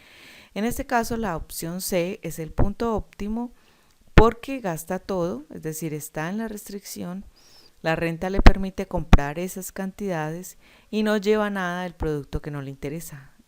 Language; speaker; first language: Spanish; native; Spanish